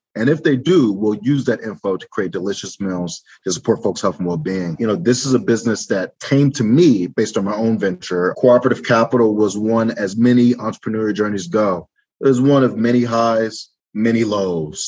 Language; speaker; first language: English; native; English